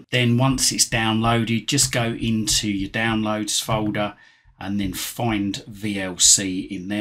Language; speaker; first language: English; native; English